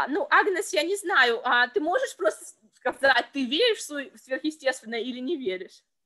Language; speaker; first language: Russian; native; Russian